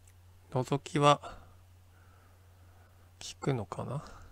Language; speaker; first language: Japanese; native; Japanese